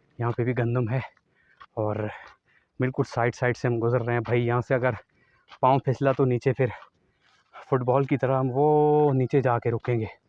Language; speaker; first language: Urdu; non-native, local second language; Northern Hindko